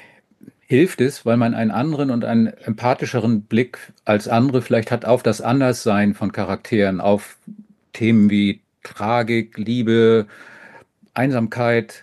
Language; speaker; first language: German; native; German